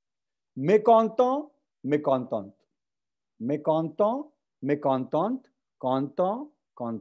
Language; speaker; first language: French; non-native, fluent; Hindi